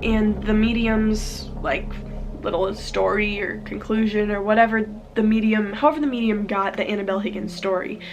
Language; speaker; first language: English; native; English